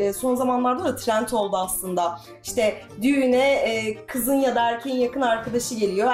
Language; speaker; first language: Turkish; native; Turkish